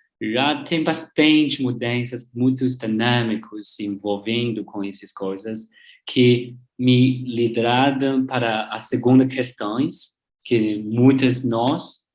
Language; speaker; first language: Portuguese; non-native, learner; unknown